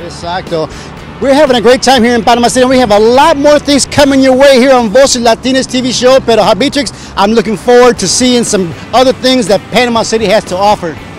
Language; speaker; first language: English; early bilingual, other home language; Spanish